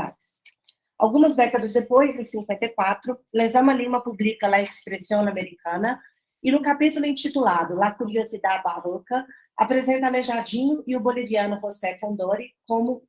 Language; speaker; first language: Portuguese; native; Portuguese